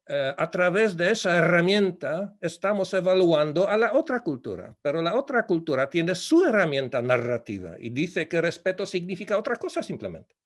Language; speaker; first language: Spanish; non-native, fluent; Polish